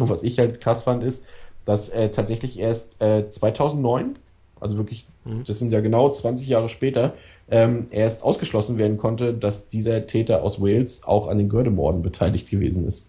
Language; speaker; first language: German; native; German